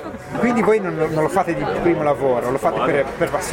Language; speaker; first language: Italian; native; Italian